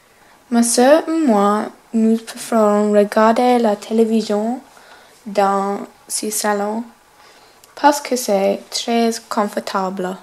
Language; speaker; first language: French; non-native, learner; English